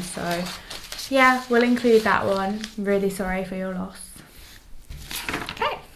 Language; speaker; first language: English; native; English